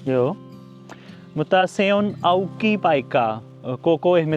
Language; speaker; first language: Finnish; non-native, learner; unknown